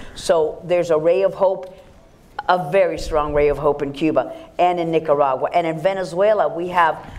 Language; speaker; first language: English; early bilingual, other home language; Spanish